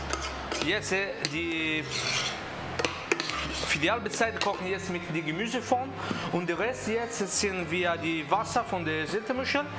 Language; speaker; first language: German; non-native, learner; Italian